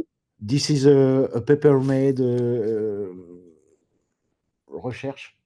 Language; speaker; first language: English; non-native, learner; French